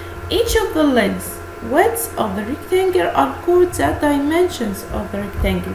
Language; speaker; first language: English; non-native, fluent; Arabic